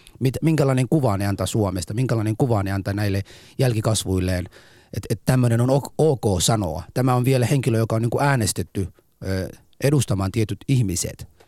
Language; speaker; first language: Finnish; non-native, fluent; Somali